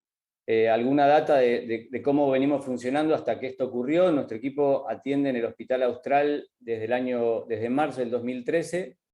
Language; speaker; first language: Spanish; native; Spanish